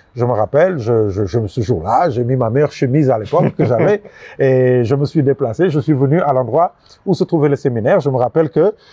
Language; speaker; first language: French; non-native, local second language; Wolof